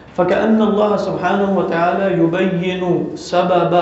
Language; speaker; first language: Arabic; non-native, fluent; Urdu